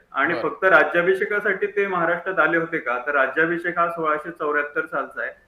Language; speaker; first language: Marathi; native; Marathi